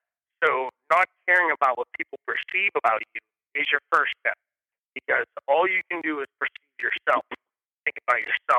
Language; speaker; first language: English; native; English